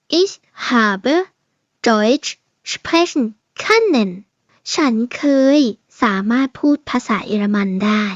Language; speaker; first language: German; non-native, fluent; Thai